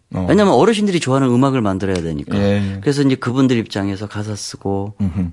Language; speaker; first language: Korean; native; Korean